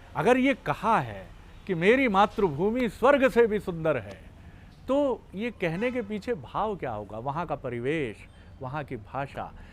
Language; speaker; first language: Hindi; native; Hindi